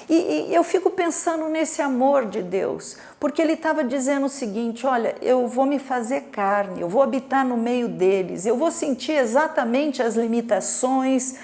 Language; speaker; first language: Portuguese; native; Portuguese